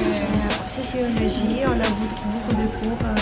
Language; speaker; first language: French; non-native, learner; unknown